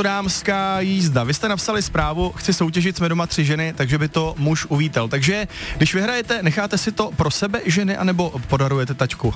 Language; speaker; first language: Czech; native; Czech